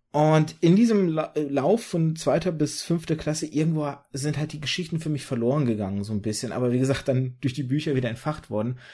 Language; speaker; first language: German; early bilingual, other home language; Russian